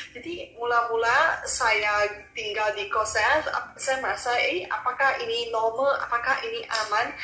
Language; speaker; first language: Malay; non-native, local second language; Chinese